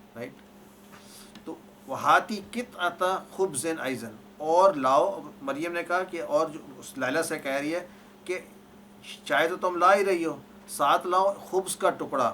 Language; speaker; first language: Urdu; native; Urdu